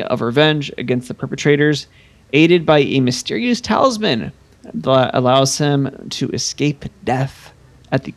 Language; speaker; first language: English; native; English